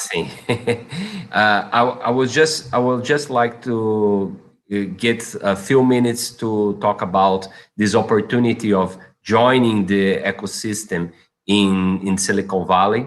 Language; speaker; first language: English; non-native, fluent; Portuguese